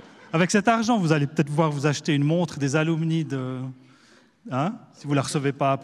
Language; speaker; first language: French; native; French